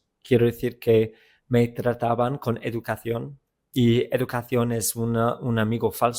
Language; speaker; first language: Spanish; non-native, fluent; English